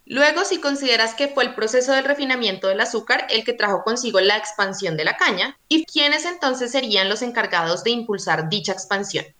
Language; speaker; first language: Spanish; native; Spanish